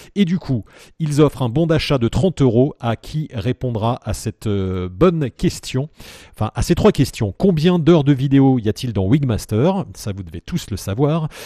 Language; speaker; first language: French; native; French